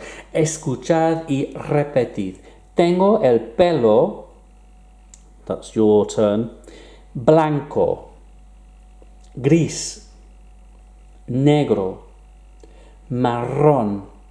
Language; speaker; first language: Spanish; non-native, fluent; English